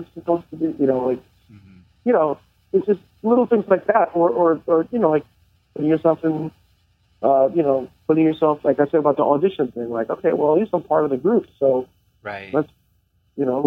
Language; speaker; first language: English; native; English